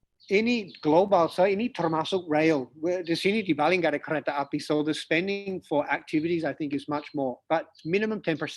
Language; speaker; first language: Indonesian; non-native, fluent; English